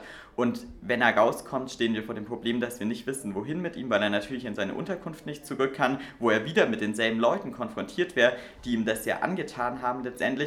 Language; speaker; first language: German; native; German